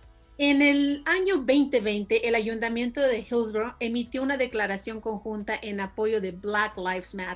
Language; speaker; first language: Spanish; native; Spanish